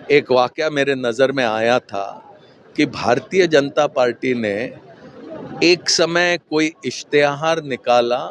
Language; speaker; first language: Hindi; non-native, local second language; Marathi